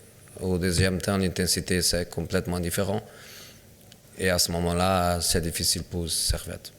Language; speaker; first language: French; non-native, fluent; Portuguese